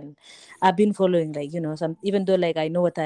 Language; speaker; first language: English; non-native, local second language; Kalenjin